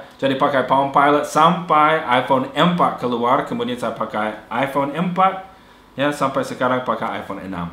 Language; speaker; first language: Indonesian; non-native, fluent; English